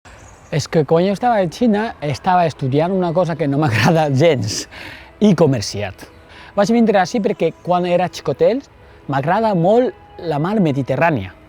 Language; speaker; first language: Catalan; non-native, fluent; Chinese